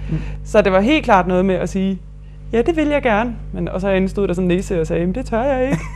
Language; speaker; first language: Danish; native; Danish